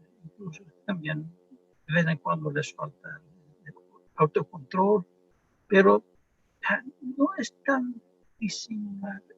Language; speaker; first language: Spanish; non-native, fluent; Dutch